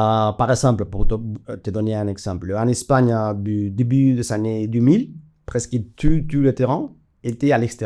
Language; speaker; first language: French; non-native, fluent; Spanish